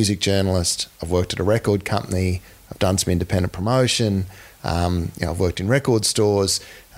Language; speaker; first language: English; native; English